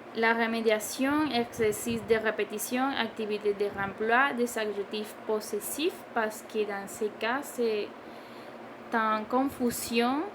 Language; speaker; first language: French; non-native, learner; Spanish